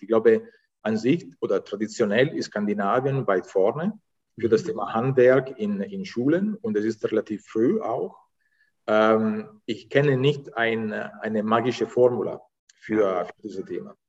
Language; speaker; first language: German; non-native, fluent; Italian